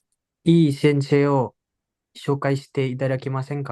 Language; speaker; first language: Japanese; non-native, learner; Indonesian